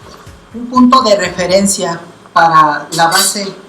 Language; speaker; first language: Spanish; native; Spanish